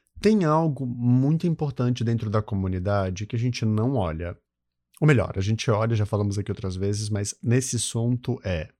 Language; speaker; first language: Portuguese; native; Portuguese